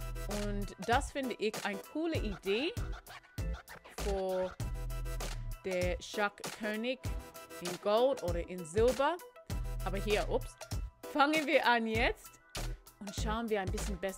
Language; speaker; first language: German; non-native, learner; English